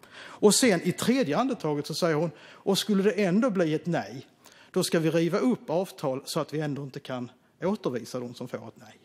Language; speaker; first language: Swedish; native; Swedish